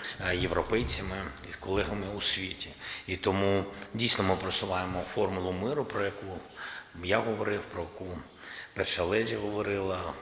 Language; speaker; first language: Ukrainian; non-native, local second language; Russian